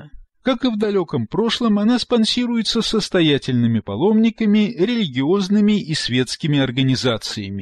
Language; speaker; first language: Russian; native; Russian